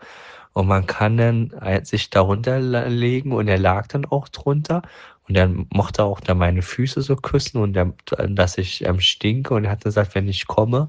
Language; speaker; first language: German; non-native, fluent; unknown